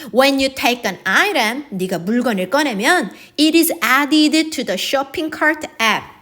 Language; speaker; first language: English; non-native, fluent; Korean